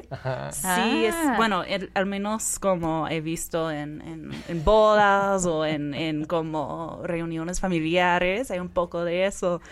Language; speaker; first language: Spanish; non-native, fluent; English